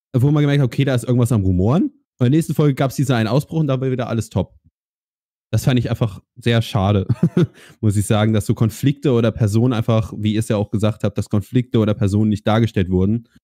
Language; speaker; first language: German; native; German